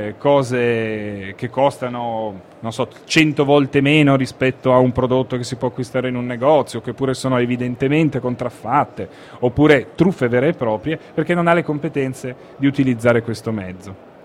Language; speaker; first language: Italian; native; Italian